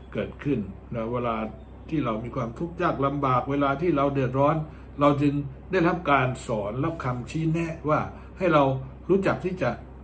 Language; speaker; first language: Thai; native; Thai